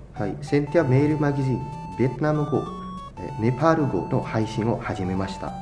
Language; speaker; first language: Japanese; non-native, fluent; Indonesian